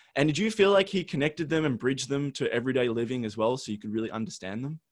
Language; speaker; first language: English; early bilingual, other home language; Ukrainian